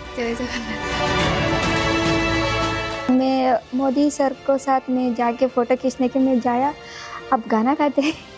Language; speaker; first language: Hindi; non-native, local second language; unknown